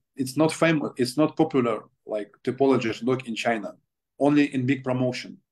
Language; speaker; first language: English; non-native, learner; Russian